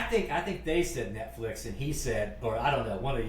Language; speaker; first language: English; native; English